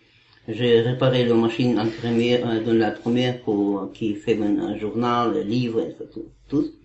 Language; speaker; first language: French; non-native, learner; Kazakh